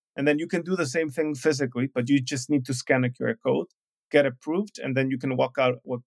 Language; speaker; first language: English; non-native, fluent; Spanish